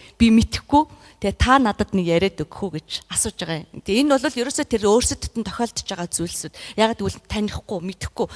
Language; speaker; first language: Mongolian; native; Mongolian